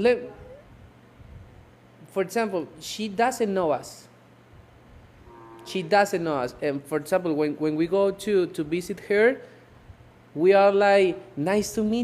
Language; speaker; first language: English; non-native, local second language; Spanish